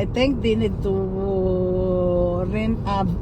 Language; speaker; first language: English; non-native, local second language; Waray